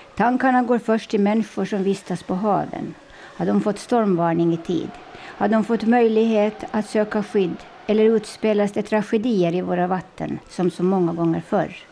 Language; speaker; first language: Swedish; native; Swedish